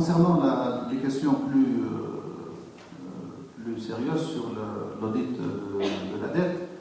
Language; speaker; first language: French; non-native, local second language; Arabic